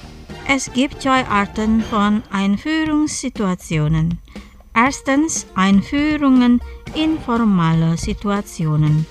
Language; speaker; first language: German; non-native, fluent; Indonesian